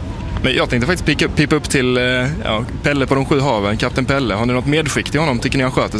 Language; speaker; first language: Swedish; native; Swedish